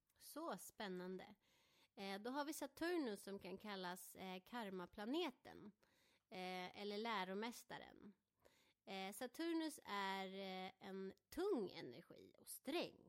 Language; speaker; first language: Swedish; native; Swedish